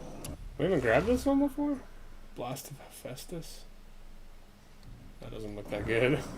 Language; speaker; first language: English; native; English